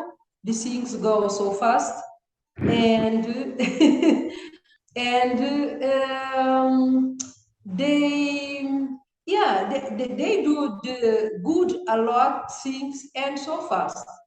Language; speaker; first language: English; non-native, learner; Kabuverdianu